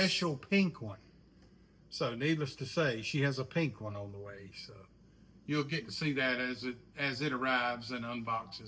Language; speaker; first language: English; native; English